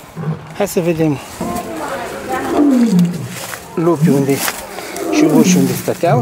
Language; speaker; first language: Romanian; native; Romanian